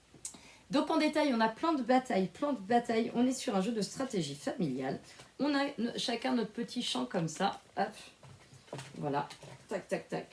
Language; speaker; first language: French; native; French